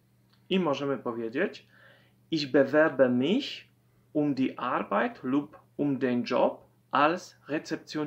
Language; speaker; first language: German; non-native, fluent; Polish